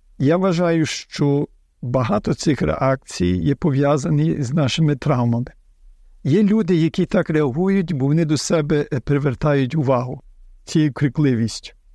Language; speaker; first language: Ukrainian; early bilingual, heritage; Ukrainian